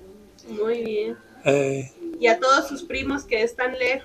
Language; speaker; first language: Spanish; native; Spanish